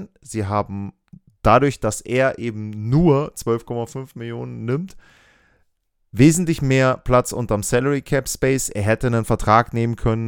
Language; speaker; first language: German; native; German